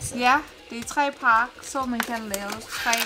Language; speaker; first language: Danish; non-native, learner; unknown